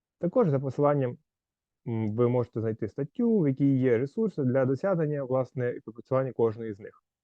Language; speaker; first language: Ukrainian; native; Ukrainian